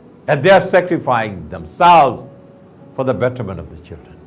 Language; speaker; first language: English; non-native, local second language; Bangla